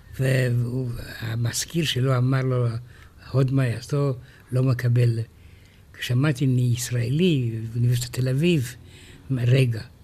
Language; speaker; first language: Hebrew; non-native, fluent; Romanian